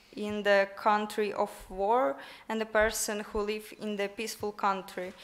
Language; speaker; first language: English; non-native, learner; Ukrainian